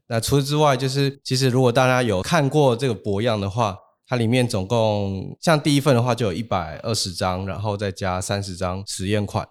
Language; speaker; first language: Chinese; non-native, local second language; Min Nan Chinese